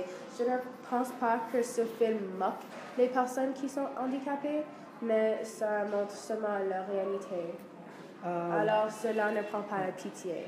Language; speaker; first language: French; non-native, learner; English